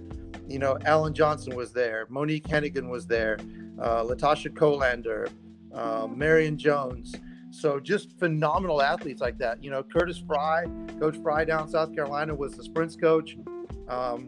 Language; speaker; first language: English; native; English